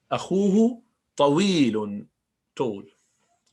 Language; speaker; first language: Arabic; non-native, fluent; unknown